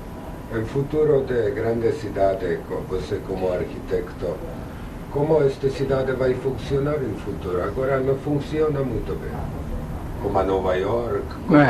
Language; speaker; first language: Portuguese; non-native, learner; Czech